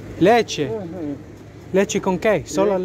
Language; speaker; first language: Spanish; non-native, learner; English